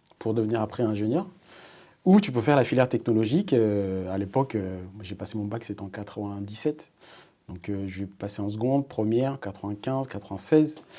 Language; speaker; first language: French; early bilingual, other home language; Wolof